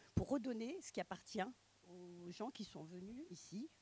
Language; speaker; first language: French; native; French